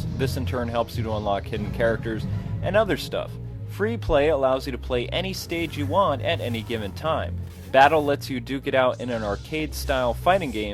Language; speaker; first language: English; native; English